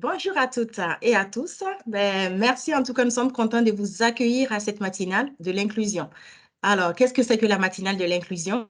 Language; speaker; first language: French; native; French